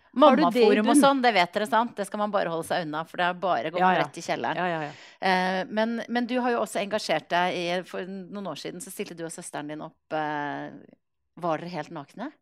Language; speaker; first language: Norwegian; native; Norwegian